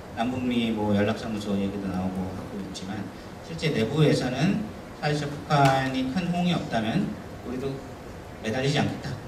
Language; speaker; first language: Korean; native; Korean